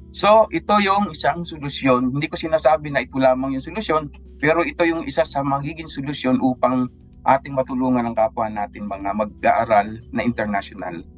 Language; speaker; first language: Filipino; native; Filipino